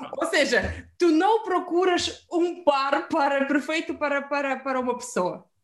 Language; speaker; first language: Portuguese; non-native, fluent; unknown